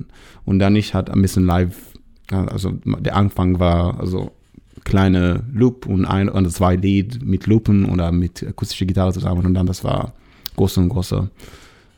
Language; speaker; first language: German; non-native, learner; Hebrew